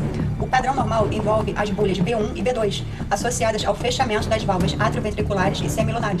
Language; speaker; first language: Portuguese; native; Portuguese